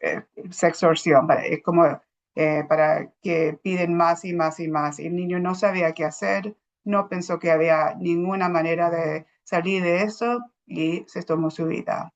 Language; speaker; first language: Spanish; non-native, fluent; English